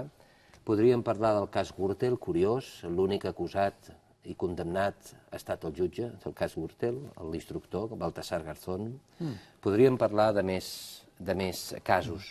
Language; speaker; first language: Catalan; native; Catalan